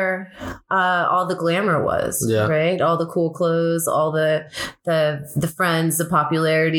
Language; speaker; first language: English; early bilingual, other home language; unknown